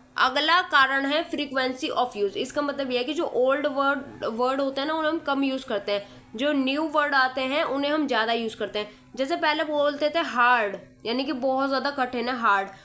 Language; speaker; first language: Hindi; native; Hindi